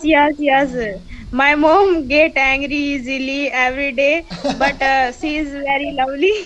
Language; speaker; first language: English; non-native, learner; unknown